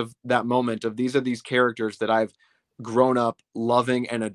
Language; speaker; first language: English; native; English